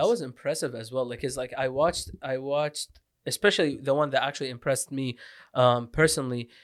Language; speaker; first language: English; non-native, fluent; Arabic